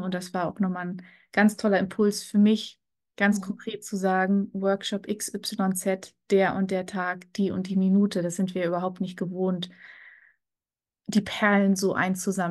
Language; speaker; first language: German; native; German